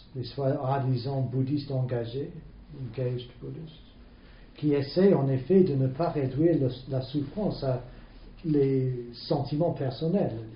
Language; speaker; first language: French; non-native, fluent; English